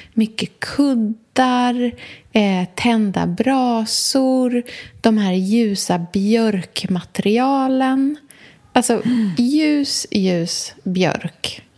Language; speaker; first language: Swedish; native; Swedish